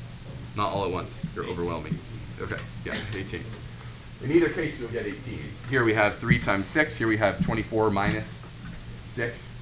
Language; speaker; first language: English; native; English